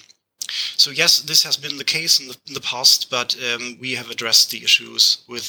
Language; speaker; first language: English; non-native, fluent; German